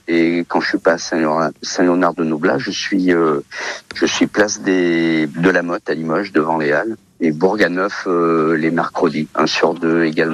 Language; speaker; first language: French; early bilingual, other home language; Portuguese